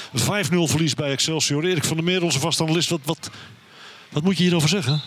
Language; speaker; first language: Dutch; native; Dutch